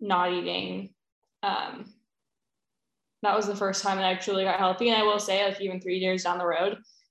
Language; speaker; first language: English; native; English